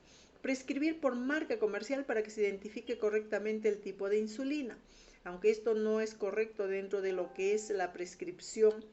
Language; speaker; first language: Spanish; native; Spanish